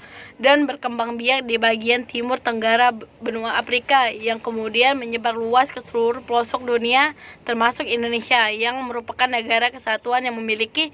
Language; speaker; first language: Indonesian; native; Indonesian